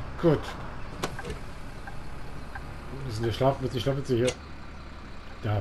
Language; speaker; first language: German; native; German